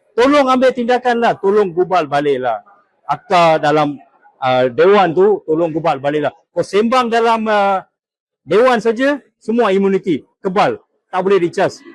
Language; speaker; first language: Malay; non-native, local second language; Tamil